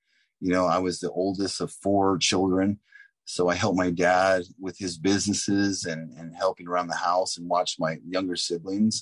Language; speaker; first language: English; native; English